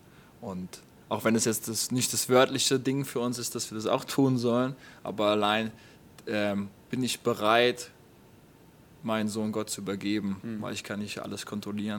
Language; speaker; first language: German; native; German